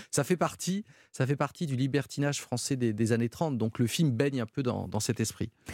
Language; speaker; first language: French; native; French